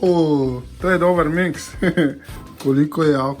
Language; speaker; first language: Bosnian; non-native, learner; English